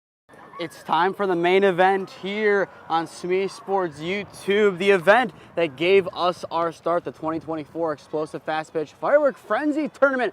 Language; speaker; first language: English; native; English